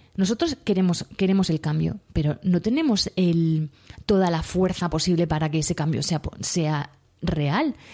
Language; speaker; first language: Spanish; native; Spanish